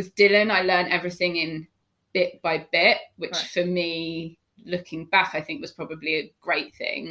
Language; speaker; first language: English; native; English